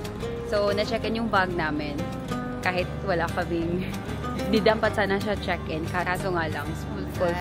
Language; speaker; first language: Filipino; native; Filipino